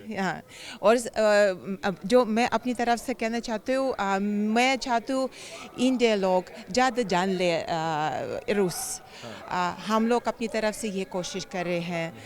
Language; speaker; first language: Hindi; non-native, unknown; Russian